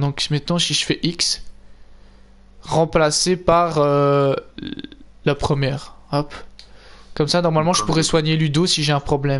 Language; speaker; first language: French; native; French